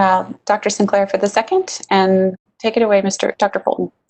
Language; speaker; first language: English; native; English